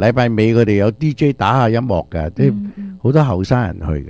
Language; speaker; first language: Chinese; early bilingual, other home language; Cantonese